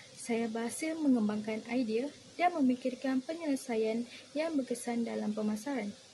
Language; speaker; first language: Malay; native; Malay